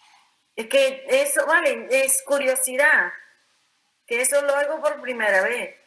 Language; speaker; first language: Spanish; non-native, fluent; Bulgarian